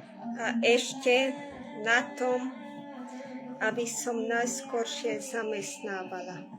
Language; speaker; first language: Slovak; non-native, local second language; Hungarian